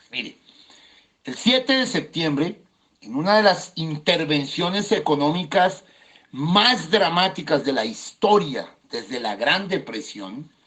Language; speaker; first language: Spanish; native; Spanish